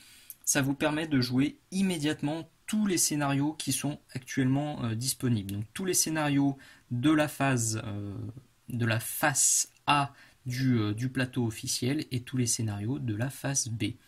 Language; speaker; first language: French; native; French